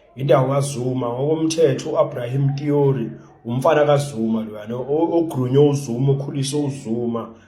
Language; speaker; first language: Zulu; native; Zulu